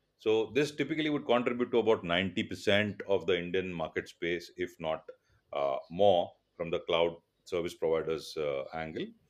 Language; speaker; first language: English; non-native, local second language; Tulu